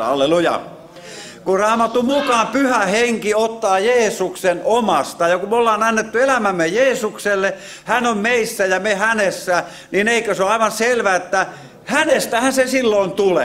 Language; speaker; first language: Finnish; native; Finnish